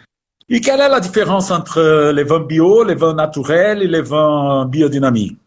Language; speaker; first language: French; non-native, learner; Portuguese